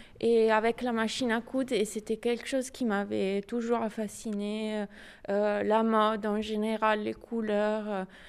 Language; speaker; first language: French; non-native, fluent; Italian